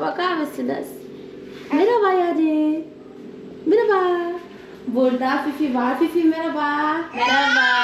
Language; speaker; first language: Turkish; non-native, fluent; Portuguese